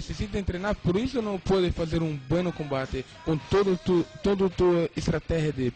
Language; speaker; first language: Spanish; non-native, learner; Portuguese